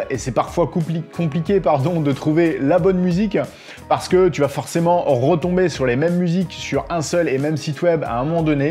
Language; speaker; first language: French; native; French